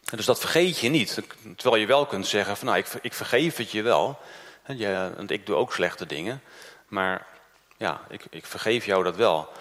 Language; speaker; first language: Dutch; early bilingual, other home language; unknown